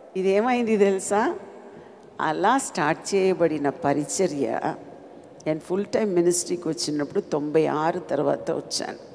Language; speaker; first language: Telugu; non-native, fluent; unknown